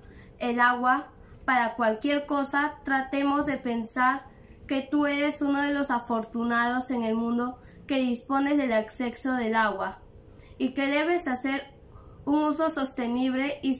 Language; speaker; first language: Spanish; native; Spanish